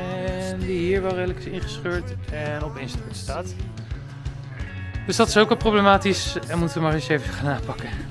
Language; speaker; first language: Dutch; native; Dutch